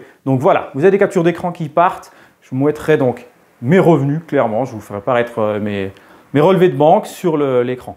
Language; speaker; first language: French; native; French